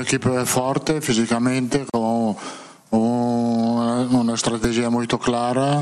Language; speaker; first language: Portuguese; non-native, fluent; Italian